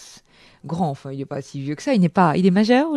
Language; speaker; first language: French; native; French